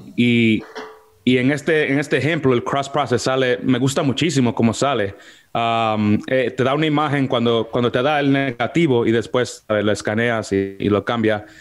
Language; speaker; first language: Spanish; early bilingual, heritage; Spanish